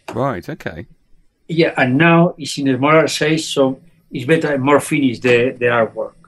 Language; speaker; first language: English; non-native, fluent; Spanish